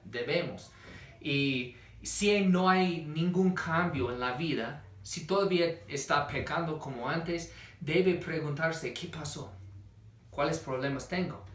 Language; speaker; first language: Spanish; non-native, fluent; English